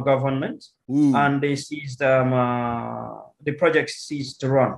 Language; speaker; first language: English; non-native, local second language; Wolof